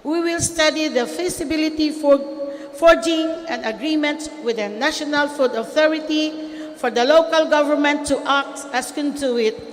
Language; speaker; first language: English; non-native, local second language; Filipino